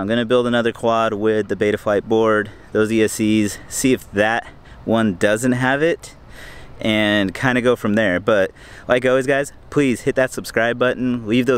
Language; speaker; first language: English; native; English